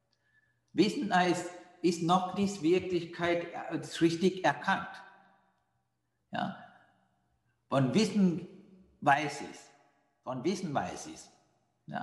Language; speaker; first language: German; non-native, fluent; Sinhala